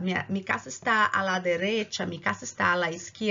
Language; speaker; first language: Spanish; non-native, fluent; Portuguese